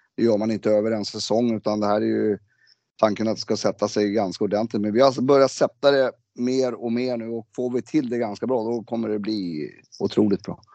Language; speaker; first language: Swedish; native; Swedish